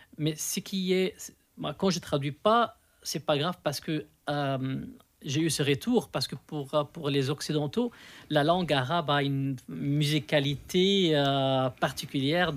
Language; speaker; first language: French; non-native, fluent; Arabic